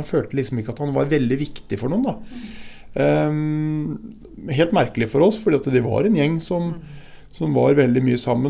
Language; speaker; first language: Norwegian; native; Norwegian